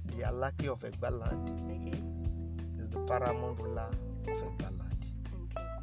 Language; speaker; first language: English; non-native, local second language; Yoruba